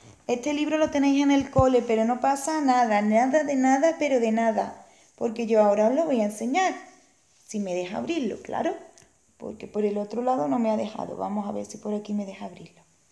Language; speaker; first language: Spanish; native; Spanish